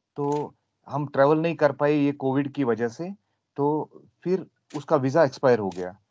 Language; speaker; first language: Hindi; native; Hindi